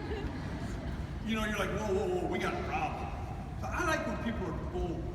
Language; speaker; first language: English; native; English